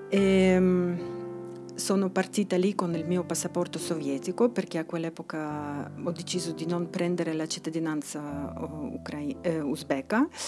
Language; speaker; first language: Italian; non-native, fluent; Russian